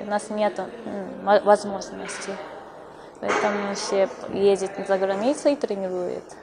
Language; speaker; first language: Russian; non-native, fluent; Japanese